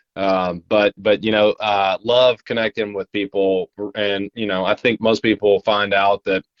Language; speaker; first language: English; native; English